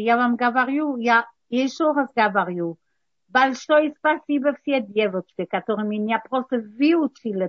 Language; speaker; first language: Russian; early bilingual, heritage; Russian